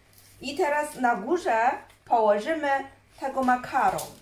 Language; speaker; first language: Polish; non-native, learner; Chinese